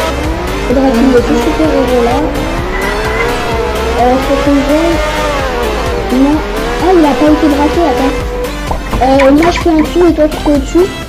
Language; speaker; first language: French; native; French